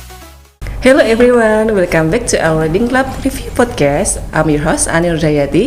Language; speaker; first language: English; non-native, learner; Indonesian